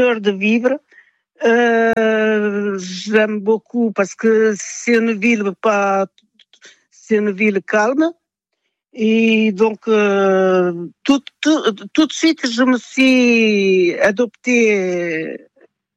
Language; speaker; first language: French; non-native, fluent; Portuguese